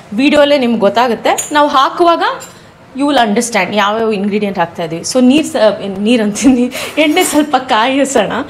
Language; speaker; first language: Kannada; non-native, local second language; Konkani